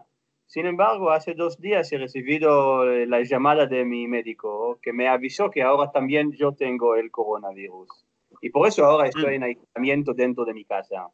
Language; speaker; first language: Spanish; non-native, fluent; Hebrew